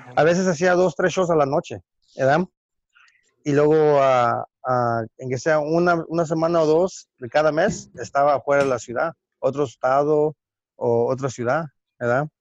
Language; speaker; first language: Spanish; early bilingual, heritage; Spanish